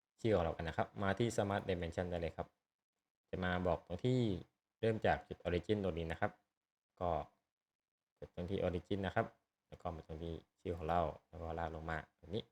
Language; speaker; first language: Thai; native; Thai